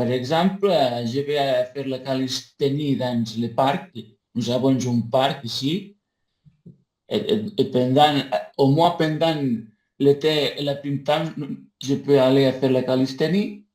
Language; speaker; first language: French; non-native, learner; Spanish